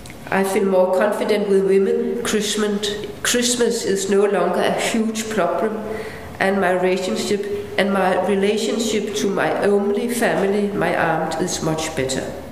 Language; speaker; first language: English; non-native, fluent; Danish